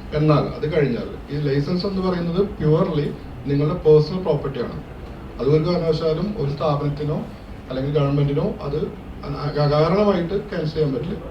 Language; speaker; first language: Malayalam; native; Malayalam